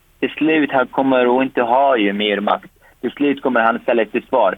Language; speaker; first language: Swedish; non-native, fluent; Arabic